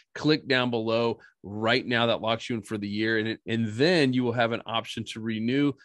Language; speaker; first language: English; native; English